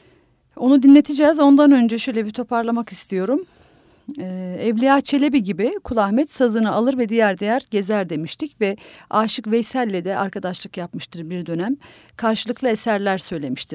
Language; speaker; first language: Turkish; native; Turkish